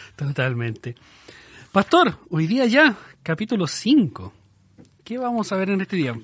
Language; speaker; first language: Spanish; native; Spanish